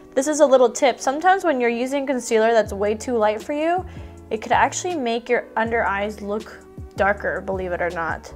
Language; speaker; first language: English; native; English